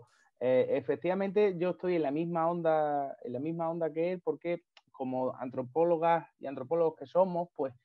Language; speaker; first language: Spanish; native; Spanish